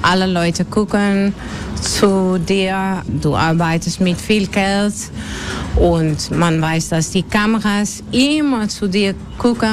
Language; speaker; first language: German; non-native, learner; Dutch